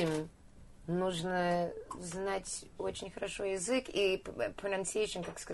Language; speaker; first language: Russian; early bilingual, heritage; Russian